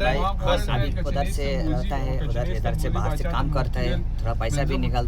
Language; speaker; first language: Hindi; non-native, learner; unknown